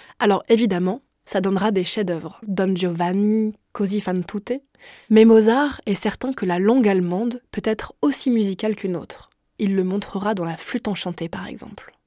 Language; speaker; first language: French; native; French